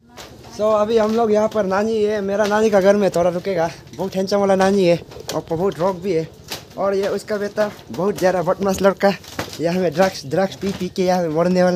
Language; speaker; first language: Hindi; non-native, local second language; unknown